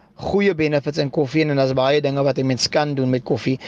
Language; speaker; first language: Afrikaans; native; Afrikaans